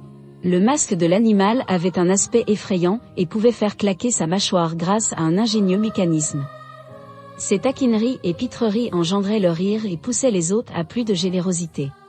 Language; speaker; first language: French; native; French